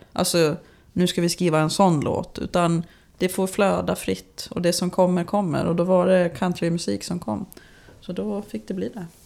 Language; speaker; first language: Swedish; native; Swedish